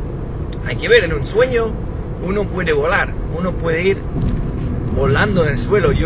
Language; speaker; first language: Spanish; non-native, fluent; French